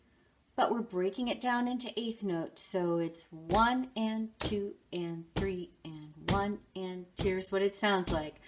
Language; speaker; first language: English; native; English